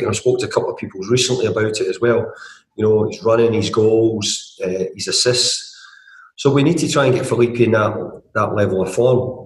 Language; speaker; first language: English; native; English